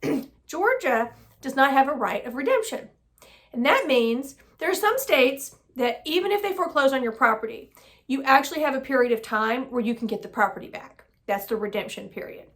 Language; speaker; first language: English; native; English